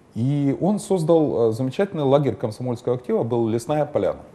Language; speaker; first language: Russian; non-native, local second language; Ukrainian